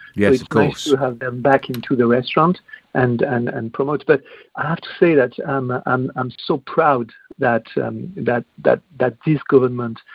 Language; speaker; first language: English; non-native, fluent; French